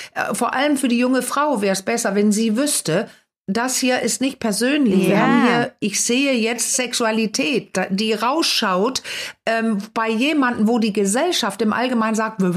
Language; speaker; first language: German; non-native, fluent; Danish